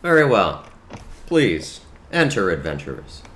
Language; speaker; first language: English; native; English